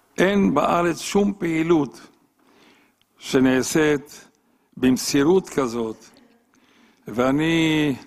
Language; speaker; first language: Hebrew; native; Hebrew